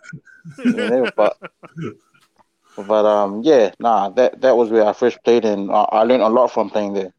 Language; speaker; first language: English; native; English